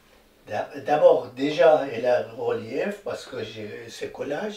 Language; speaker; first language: French; non-native, learner; Persian